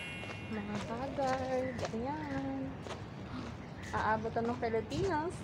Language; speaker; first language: Filipino; non-native, local second language; Cebuano